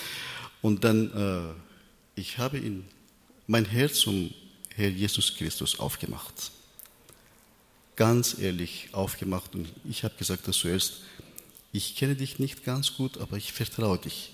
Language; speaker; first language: German; non-native, learner; Persian